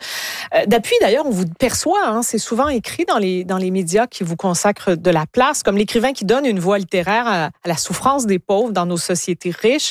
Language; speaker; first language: French; native; French